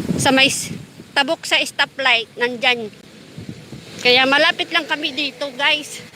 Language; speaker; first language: Filipino; non-native, local second language; Waray